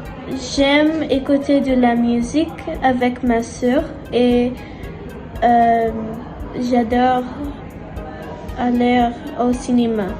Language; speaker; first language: French; non-native, learner; English